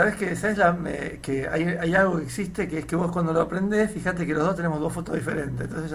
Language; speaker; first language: Spanish; native; Spanish